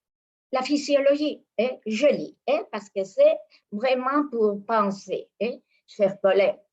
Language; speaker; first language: French; non-native, fluent; Spanish